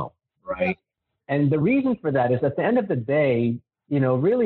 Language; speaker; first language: English; non-native, local second language; Filipino